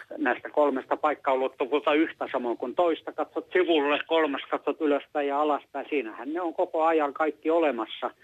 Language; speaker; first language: Finnish; native; Finnish